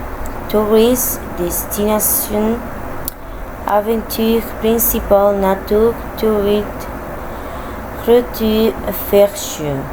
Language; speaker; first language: French; non-native, learner; Spanish